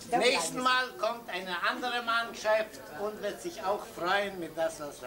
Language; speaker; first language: German; non-native, fluent; Lithuanian